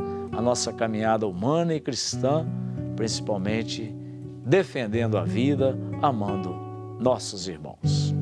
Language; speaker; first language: Portuguese; native; Portuguese